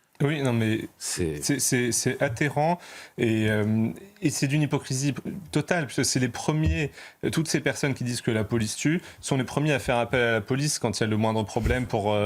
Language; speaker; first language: French; native; French